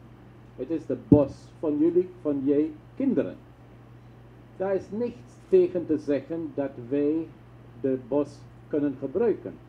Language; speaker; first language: Dutch; non-native, local second language; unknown